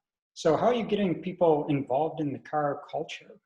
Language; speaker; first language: English; native; English